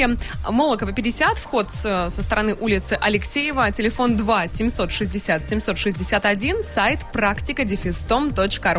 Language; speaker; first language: Russian; native; Russian